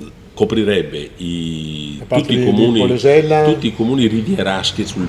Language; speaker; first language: Italian; native; Italian